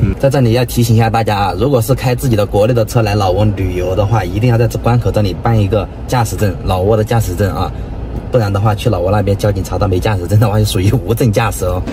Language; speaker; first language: Chinese; native; Chinese